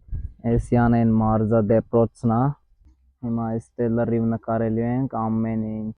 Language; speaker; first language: Armenian; non-native, learner; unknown